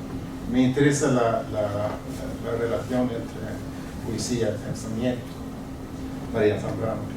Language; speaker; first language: Spanish; non-native, fluent; Swedish